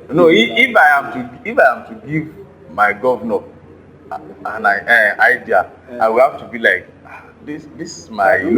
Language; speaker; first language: English; non-native, local second language; Yoruba